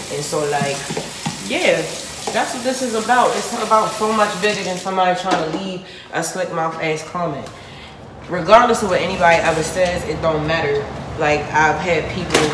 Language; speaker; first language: English; native; English